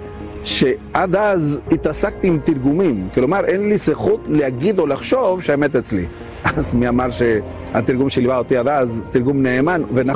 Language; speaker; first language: Hebrew; non-native, fluent; Spanish